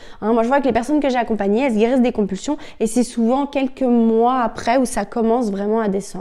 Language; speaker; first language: French; native; French